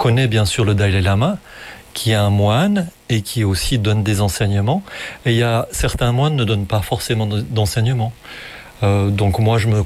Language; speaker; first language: French; native; French